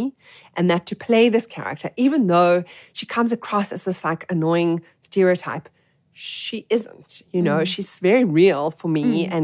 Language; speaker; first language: English; native; English